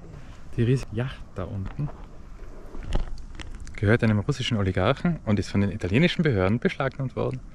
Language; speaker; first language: German; native; German